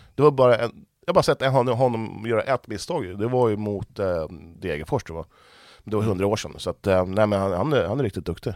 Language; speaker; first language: Swedish; native; Swedish